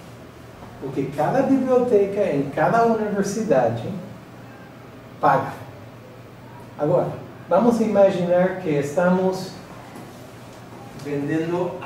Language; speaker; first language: Portuguese; non-native, fluent; English